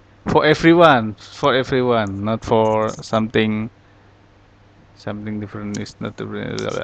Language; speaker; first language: English; non-native, fluent; Indonesian